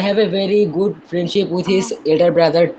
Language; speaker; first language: English; non-native, learner; Bangla